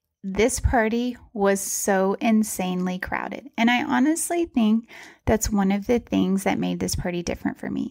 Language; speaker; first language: English; native; English